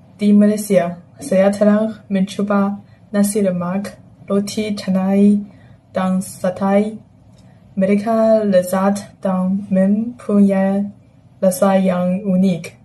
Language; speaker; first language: Indonesian; non-native, learner; Chinese